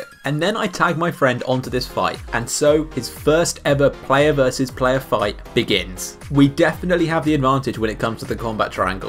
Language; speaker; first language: English; native; English